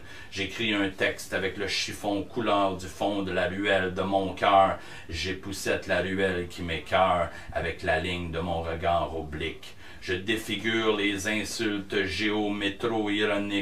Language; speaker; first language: French; native; French